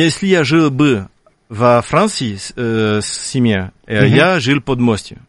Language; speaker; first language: Russian; non-native, fluent; French